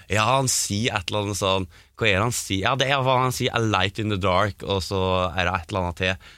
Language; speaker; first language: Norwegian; native; Norwegian